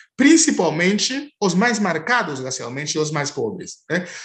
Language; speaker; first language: Portuguese; non-native, fluent; Haitian Creole